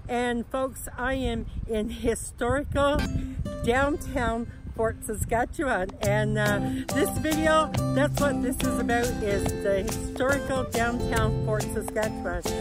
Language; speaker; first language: English; native; English